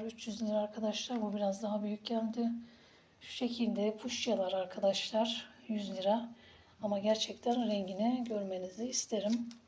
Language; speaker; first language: Turkish; native; Turkish